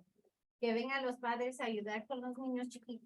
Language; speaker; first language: Spanish; early bilingual, heritage; Spanish